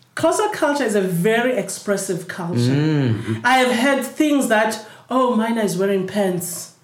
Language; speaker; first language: English; non-native, fluent; Xhosa